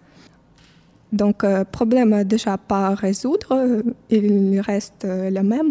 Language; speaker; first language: French; non-native, fluent; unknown